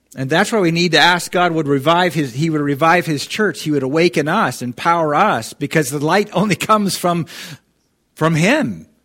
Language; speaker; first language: English; native; English